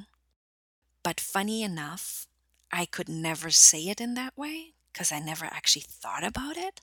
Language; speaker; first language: English; non-native, fluent; German